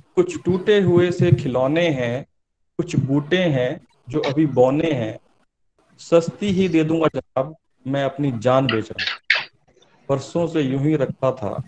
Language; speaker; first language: Hindi; native; Hindi